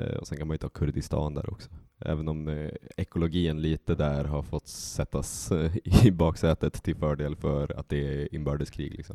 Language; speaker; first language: Swedish; native; Swedish